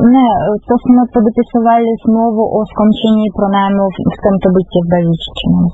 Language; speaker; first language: Czech; non-native, fluent; Russian